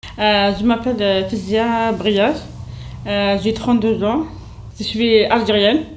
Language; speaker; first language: French; non-native, learner; Kabyle